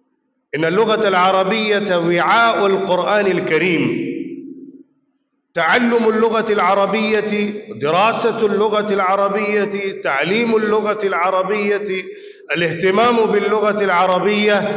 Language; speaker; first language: Arabic; non-native, fluent; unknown